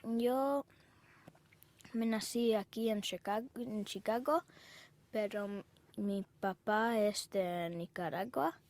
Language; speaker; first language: Spanish; early bilingual, other home language; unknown